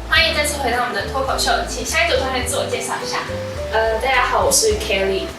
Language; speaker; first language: Chinese; native; Chinese